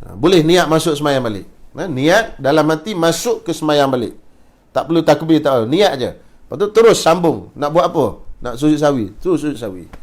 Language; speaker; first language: Malay; native; Malay